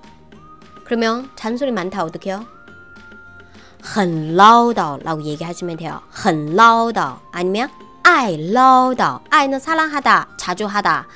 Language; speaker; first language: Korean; non-native, fluent; Chinese